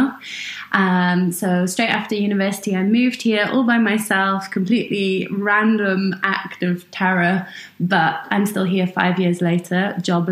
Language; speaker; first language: English; native; English